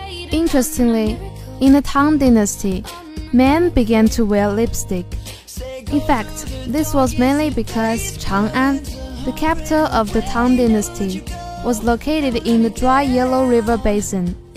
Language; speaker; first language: English; non-native, fluent; Chinese